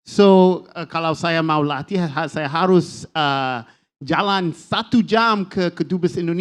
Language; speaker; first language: Indonesian; non-native, learner; English